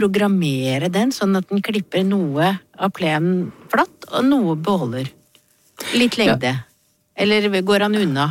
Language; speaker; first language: Norwegian; native; Norwegian